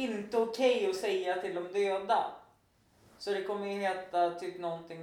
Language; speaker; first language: Swedish; native; Swedish